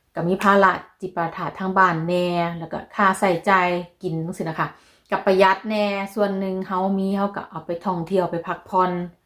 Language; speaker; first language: Thai; native; Thai